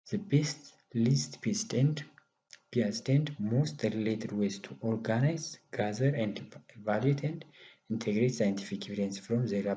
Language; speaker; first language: English; non-native, local second language; Amharic